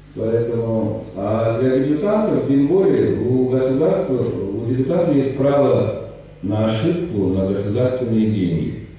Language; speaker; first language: Russian; non-native, local second language; Armenian